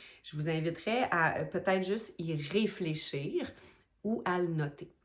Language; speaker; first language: French; native; French